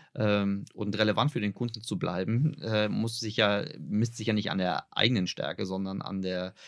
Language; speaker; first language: German; native; German